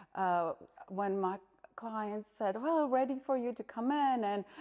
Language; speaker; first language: English; non-native, fluent; Latvian